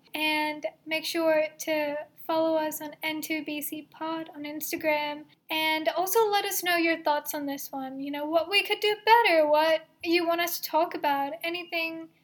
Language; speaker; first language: English; early bilingual, other home language; Hindi